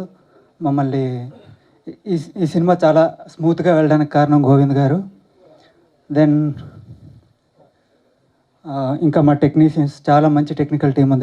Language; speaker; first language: Telugu; native; Telugu